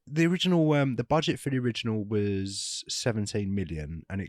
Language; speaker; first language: English; native; English